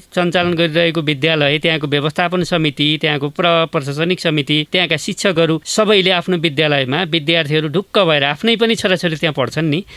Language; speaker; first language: Nepali; native; Nepali